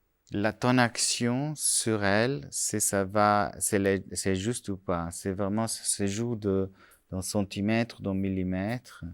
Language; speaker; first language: French; non-native, fluent; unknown